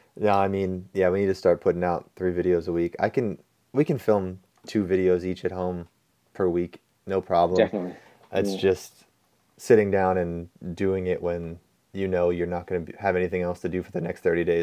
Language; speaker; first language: English; native; English